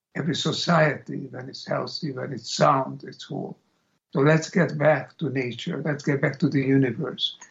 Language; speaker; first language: English; non-native, fluent; Hungarian